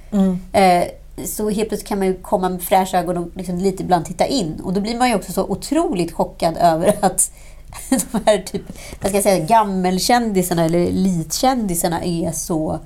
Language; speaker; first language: Swedish; native; Swedish